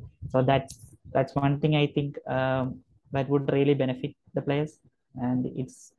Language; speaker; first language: English; non-native, local second language; Malayalam